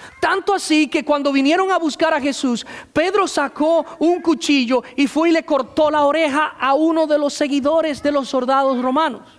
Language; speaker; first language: Spanish; native; Spanish